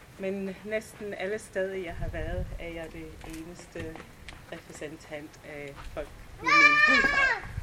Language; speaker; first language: Danish; non-native, fluent; English